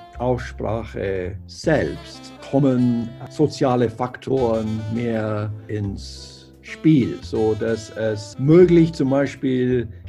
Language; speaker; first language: German; non-native, fluent; English